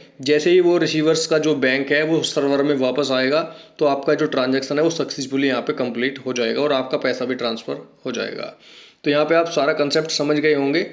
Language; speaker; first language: Hindi; native; Hindi